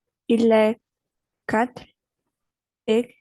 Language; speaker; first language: French; non-native, learner; Portuguese